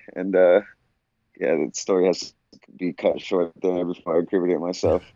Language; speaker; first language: English; native; English